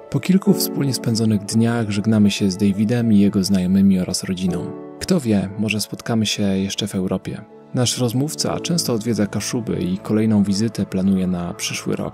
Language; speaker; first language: Polish; native; Polish